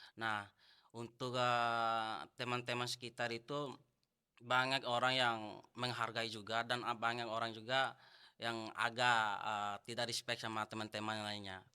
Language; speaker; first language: Indonesian; non-native, local second language; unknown